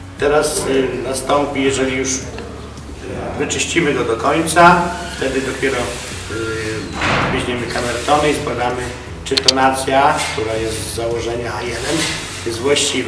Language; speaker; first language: Polish; native; Polish